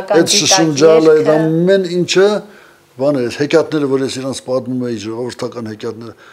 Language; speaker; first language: Armenian; native; Armenian